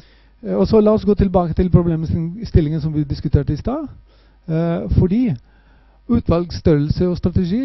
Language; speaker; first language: Norwegian; non-native, fluent; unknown